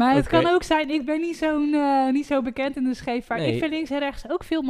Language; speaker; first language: Dutch; native; Dutch